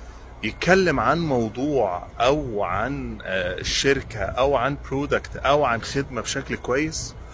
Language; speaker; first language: Arabic; native; Arabic